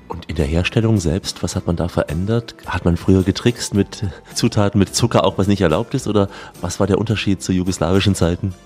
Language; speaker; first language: German; native; German